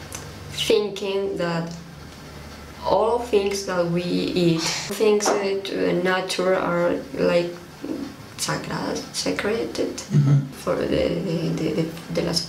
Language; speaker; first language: English; non-native, learner; Spanish